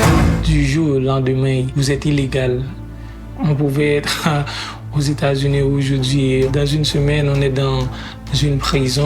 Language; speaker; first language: French; non-native, local second language; Haitian Creole